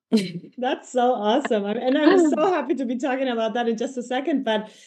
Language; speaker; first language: English; non-native, fluent; Spanish